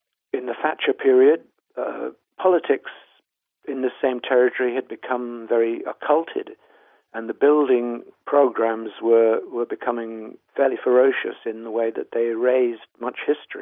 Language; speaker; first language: English; native; English